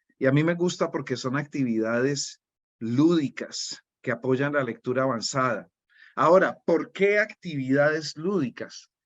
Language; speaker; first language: Spanish; native; Spanish